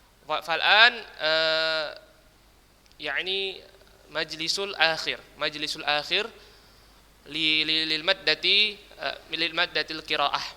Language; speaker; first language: Arabic; non-native, learner; Indonesian